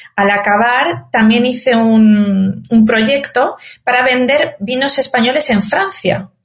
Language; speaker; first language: Spanish; native; Spanish